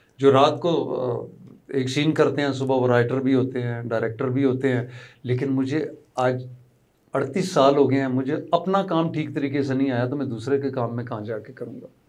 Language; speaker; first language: Urdu; non-native, local second language; Pahari-Potwari